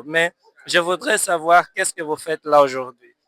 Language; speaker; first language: French; non-native, fluent; Portuguese